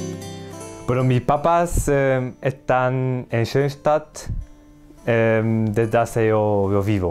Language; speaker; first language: Spanish; non-native, learner; Hungarian